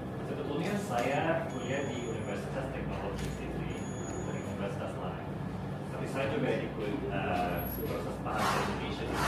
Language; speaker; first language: Indonesian; non-native, fluent; English